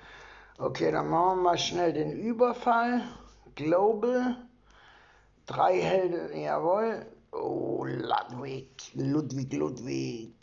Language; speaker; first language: German; native; German